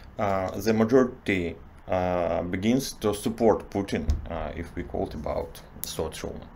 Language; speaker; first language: English; non-native, learner; Russian